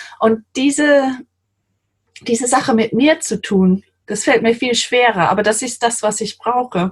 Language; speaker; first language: German; non-native, fluent; English